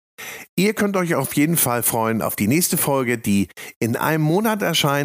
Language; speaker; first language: German; native; German